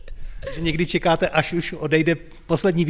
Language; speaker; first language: Czech; native; Czech